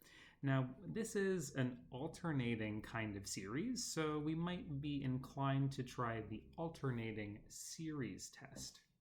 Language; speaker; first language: English; native; English